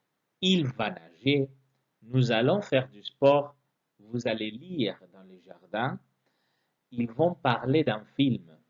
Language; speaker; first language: French; non-native, fluent; Spanish